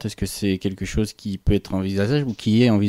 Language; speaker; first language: French; native; French